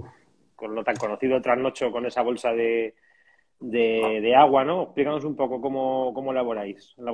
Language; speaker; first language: Spanish; native; Spanish